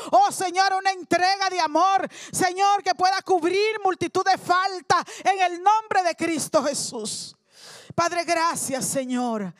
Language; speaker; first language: Spanish; native; Spanish